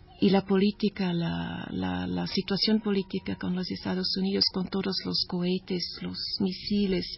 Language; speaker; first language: Spanish; non-native, learner; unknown